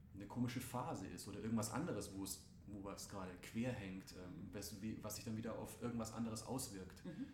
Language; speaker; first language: German; native; German